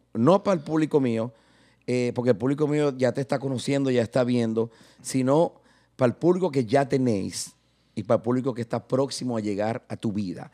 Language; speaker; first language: Spanish; native; Spanish